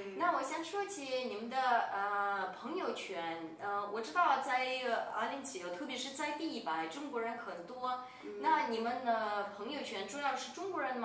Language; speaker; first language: Chinese; non-native, fluent; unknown